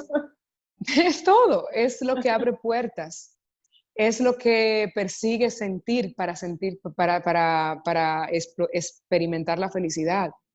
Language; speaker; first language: Spanish; native; Spanish